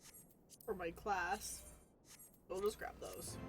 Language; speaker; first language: English; native; English